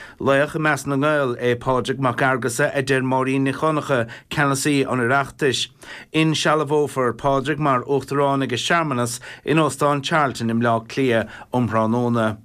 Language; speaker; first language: Irish; native; Irish